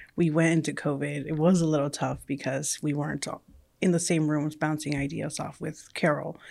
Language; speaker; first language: English; early bilingual, other home language; Spanish